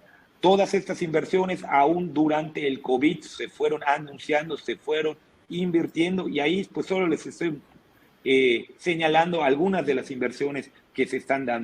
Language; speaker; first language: Spanish; native; Spanish